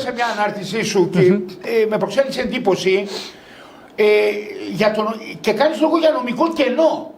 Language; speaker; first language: Greek; native; Greek